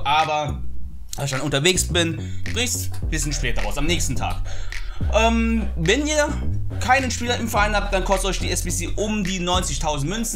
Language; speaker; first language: German; native; German